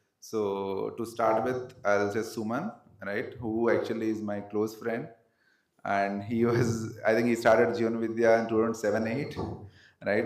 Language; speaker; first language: English; non-native, local second language; Telugu